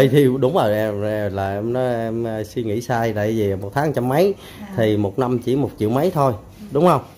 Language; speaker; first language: Vietnamese; native; Vietnamese